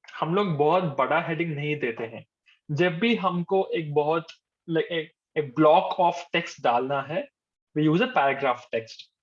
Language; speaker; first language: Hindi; non-native, local second language; Telugu